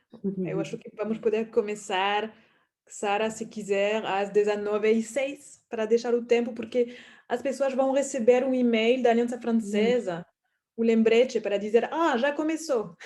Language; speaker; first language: Portuguese; non-native, fluent; French